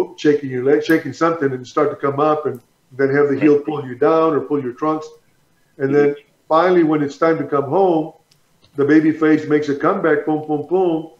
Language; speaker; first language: English; native; English